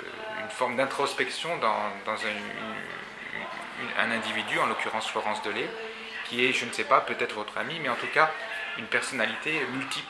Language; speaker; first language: French; native; French